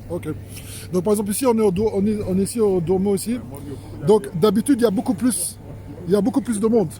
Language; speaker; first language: French; native; French